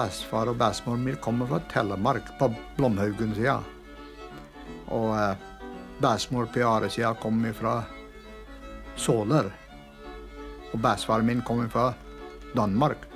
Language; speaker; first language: Norwegian; early bilingual, heritage; English